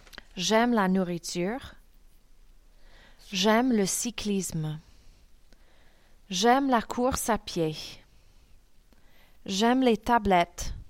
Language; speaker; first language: French; non-native, learner; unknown